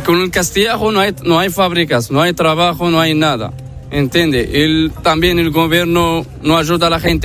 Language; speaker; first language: Spanish; non-native, learner; Arabic